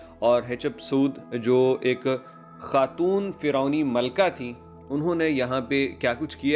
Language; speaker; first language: Urdu; non-native, local second language; Punjabi